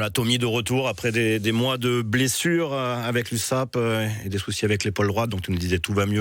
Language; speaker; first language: French; native; French